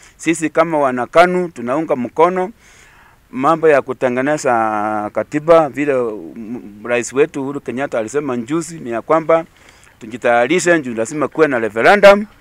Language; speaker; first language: Swahili; non-native, local second language; Embu